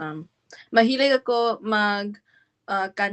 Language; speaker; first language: Filipino; non-native, learner; English